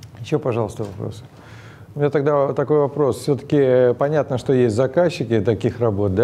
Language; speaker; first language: Russian; native; Russian